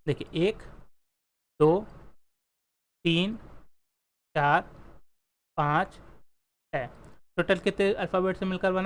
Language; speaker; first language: Hindi; native; Hindi